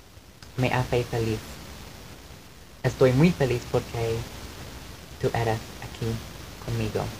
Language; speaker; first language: Spanish; non-native, learner; English